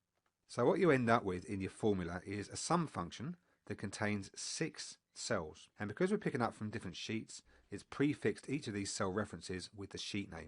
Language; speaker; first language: English; native; English